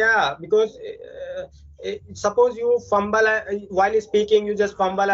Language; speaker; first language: English; non-native, local second language; Hindi